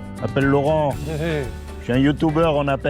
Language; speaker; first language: French; native; French